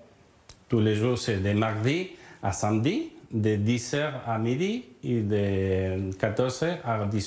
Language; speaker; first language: French; non-native, learner; Spanish